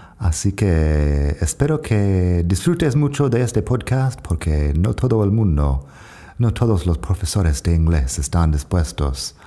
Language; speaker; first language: Spanish; non-native, fluent; English